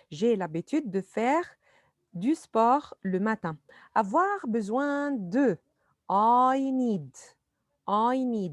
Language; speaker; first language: French; non-native, fluent; Arabic